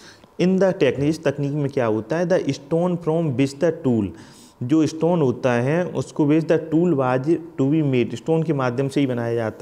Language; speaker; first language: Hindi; native; Hindi